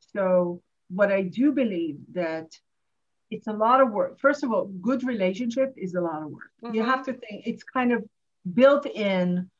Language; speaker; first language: English; non-native, fluent; Hebrew